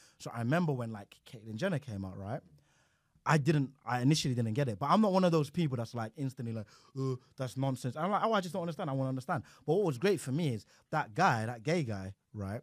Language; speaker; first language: English; non-native, local second language; Yoruba